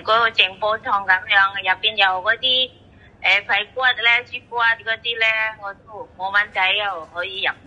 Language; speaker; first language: Cantonese; non-native, learner; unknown